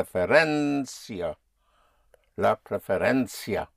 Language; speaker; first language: Spanish; non-native, fluent; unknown